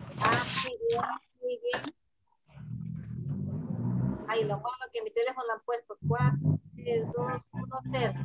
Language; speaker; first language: Spanish; native; Spanish